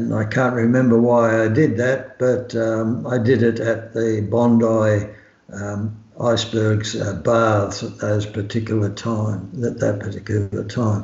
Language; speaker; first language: English; native; English